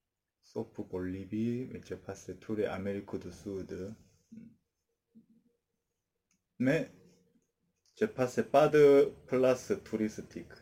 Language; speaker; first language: French; non-native, learner; Korean